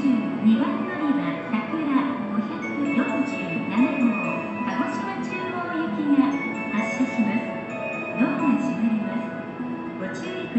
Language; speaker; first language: Japanese; native; Japanese